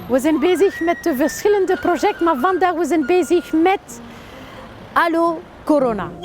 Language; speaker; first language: Dutch; non-native, local second language; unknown